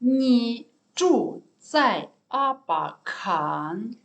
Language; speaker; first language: Chinese; non-native, learner; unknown